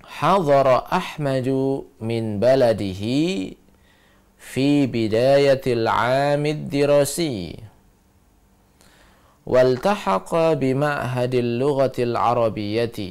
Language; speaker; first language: Arabic; non-native, fluent; Indonesian